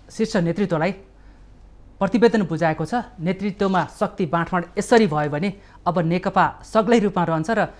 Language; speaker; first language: Nepali; native; Nepali